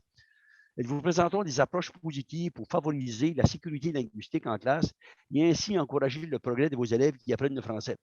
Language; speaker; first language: French; native; French